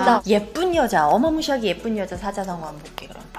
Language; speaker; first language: Korean; native; Korean